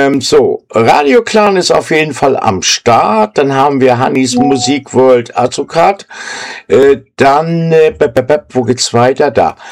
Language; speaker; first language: German; native; German